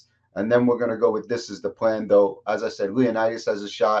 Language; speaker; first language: English; native; English